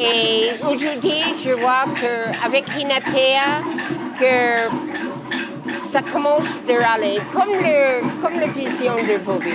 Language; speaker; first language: French; non-native, local second language; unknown